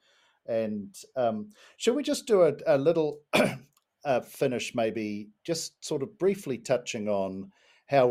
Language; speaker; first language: English; native; English